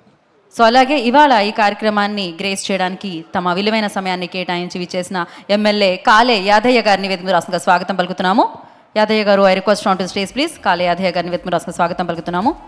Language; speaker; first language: Telugu; native; Telugu